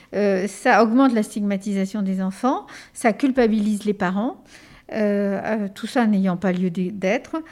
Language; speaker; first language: French; early bilingual, other home language; Spanish